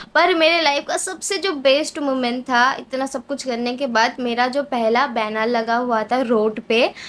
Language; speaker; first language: Hindi; non-native, local second language; Bangla